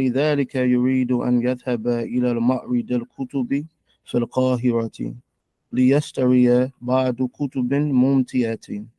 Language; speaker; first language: Arabic; non-native, learner; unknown